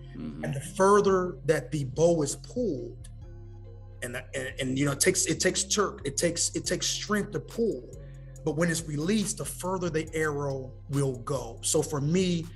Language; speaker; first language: English; native; English